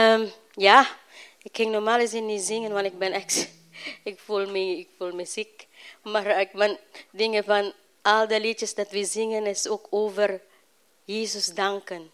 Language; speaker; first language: Dutch; non-native, learner; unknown